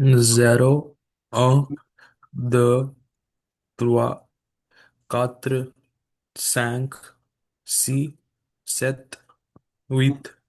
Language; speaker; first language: French; non-native, learner; Hindi